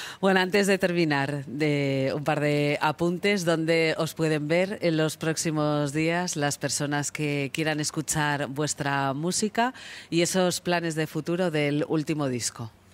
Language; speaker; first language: Spanish; native; Spanish